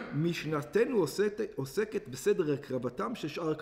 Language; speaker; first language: Hebrew; non-native, fluent; English